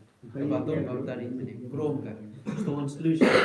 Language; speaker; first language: Russian; non-native, learner; Sinhala